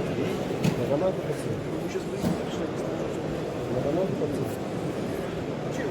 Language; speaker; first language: Russian; native; Russian